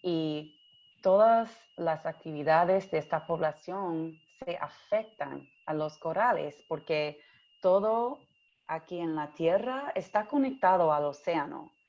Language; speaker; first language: Spanish; early bilingual, heritage; English